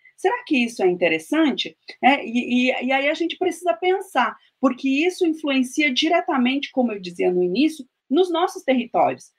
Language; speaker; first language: Portuguese; native; Portuguese